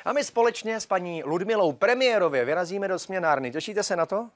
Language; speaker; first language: Czech; native; Czech